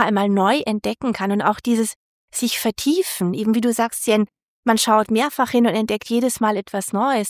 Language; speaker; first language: German; native; German